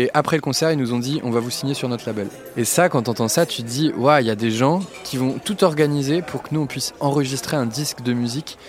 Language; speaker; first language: French; native; French